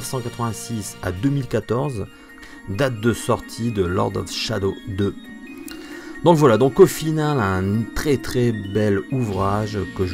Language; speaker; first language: French; native; French